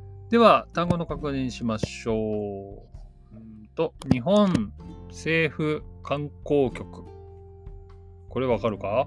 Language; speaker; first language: Japanese; native; Japanese